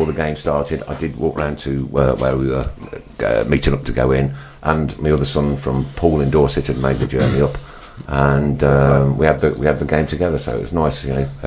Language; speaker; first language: English; native; English